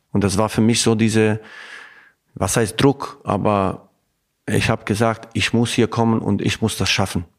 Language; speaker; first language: German; non-native, fluent; Albanian